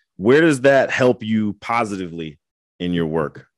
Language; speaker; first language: English; native; English